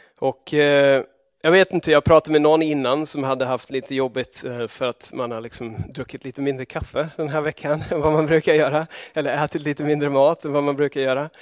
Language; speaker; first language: Swedish; non-native, fluent; English